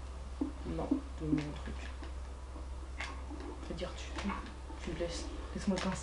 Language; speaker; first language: French; native; French